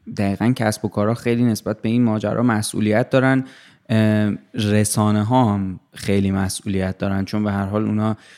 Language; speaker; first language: Persian; native; Persian